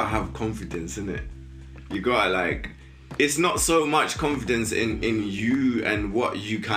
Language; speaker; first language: English; non-native, local second language; Shona